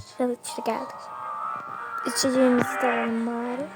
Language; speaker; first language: Turkish; native; Turkish